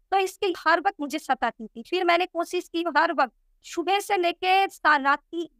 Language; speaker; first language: Hindi; non-native, local second language; Bangla